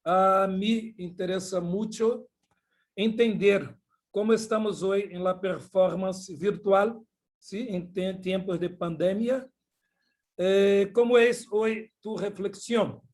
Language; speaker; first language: Spanish; non-native, learner; Portuguese